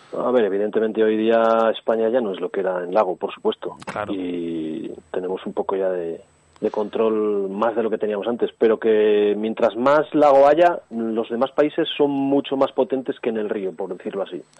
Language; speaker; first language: Spanish; native; Spanish